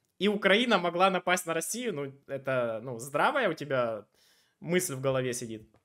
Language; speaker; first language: Russian; native; Russian